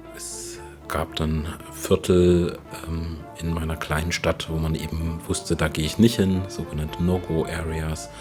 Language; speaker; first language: German; native; German